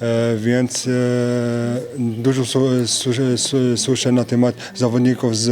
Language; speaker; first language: Polish; non-native, fluent; French